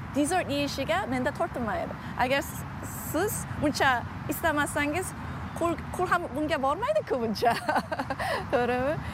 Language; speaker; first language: Uzbek; non-native, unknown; Korean